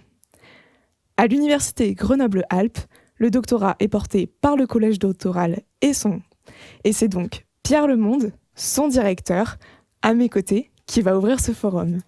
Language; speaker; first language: French; native; French